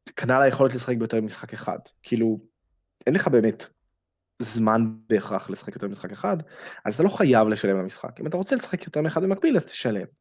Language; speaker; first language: Hebrew; native; Hebrew